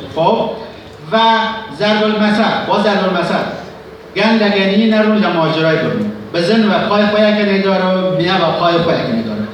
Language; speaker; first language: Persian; non-native, local second language; Southern Kurdish